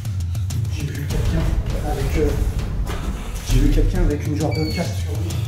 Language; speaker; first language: French; native; French